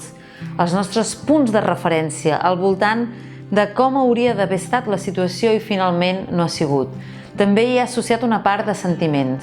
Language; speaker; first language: Catalan; native; Catalan